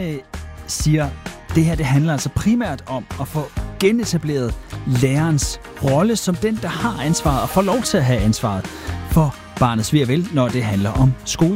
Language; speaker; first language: Danish; native; Danish